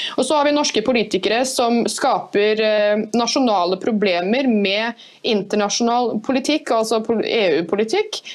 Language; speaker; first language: Norwegian; native; Norwegian